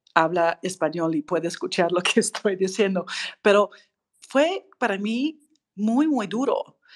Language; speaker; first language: Spanish; non-native, fluent; English